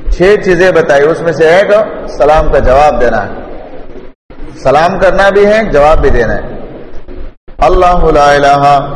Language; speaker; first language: Urdu; non-native, local second language; Pashto